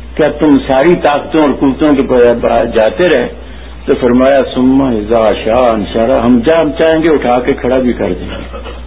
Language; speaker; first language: Urdu; non-native, local second language; Punjabi